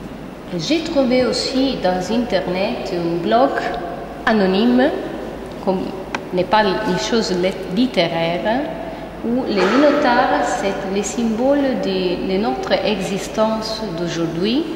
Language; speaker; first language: French; non-native, fluent; Italian